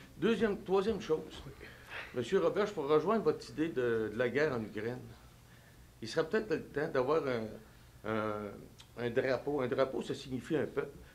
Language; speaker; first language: French; native; French